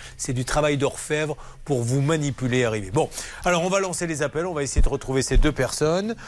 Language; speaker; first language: French; native; French